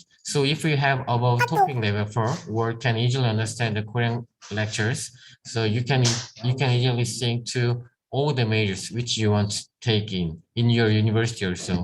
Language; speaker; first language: English; non-native, learner; Korean